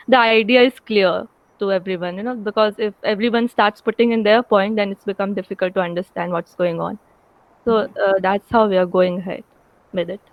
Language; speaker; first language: English; non-native, local second language; Hindi